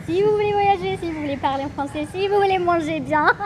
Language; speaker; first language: French; non-native, fluent; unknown